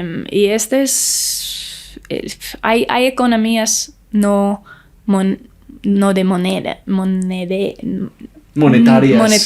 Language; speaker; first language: Spanish; non-native, learner; English